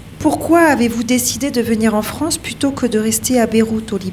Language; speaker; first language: French; native; French